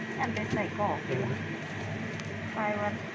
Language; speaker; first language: English; non-native, learner; Thai